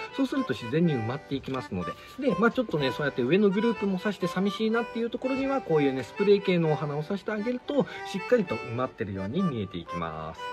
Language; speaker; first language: Japanese; native; Japanese